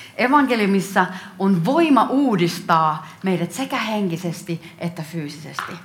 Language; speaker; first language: Finnish; native; Finnish